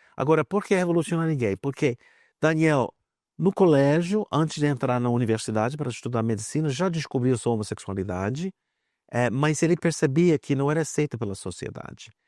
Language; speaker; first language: Portuguese; non-native, fluent; English